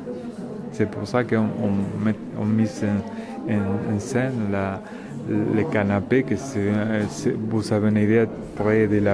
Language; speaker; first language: French; non-native, learner; Spanish